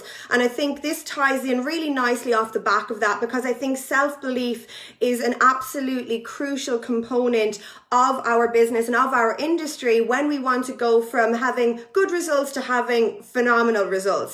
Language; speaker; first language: English; native; English